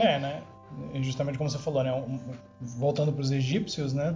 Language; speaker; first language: Portuguese; native; Portuguese